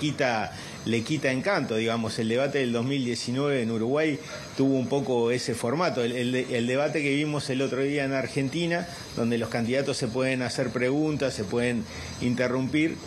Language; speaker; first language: Spanish; native; Spanish